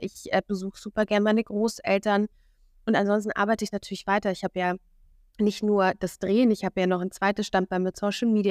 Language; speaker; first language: German; native; German